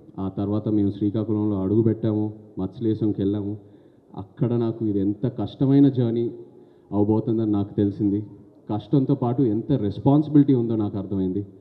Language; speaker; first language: Telugu; native; Telugu